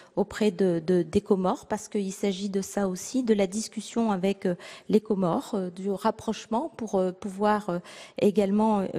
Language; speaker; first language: French; native; French